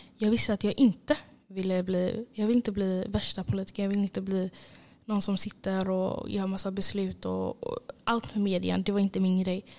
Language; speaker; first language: Swedish; early bilingual, other home language; Somali